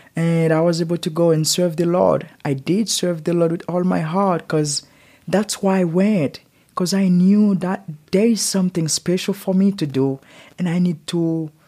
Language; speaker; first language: English; non-native, learner; Haitian Creole